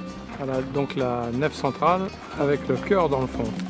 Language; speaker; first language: French; native; French